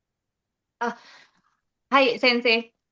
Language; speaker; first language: Japanese; non-native, learner; Indonesian